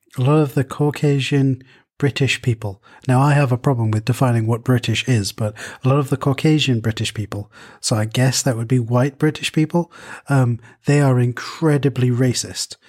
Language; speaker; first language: English; native; English